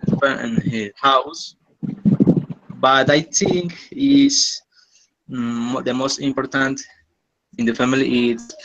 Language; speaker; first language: English; non-native, learner; Spanish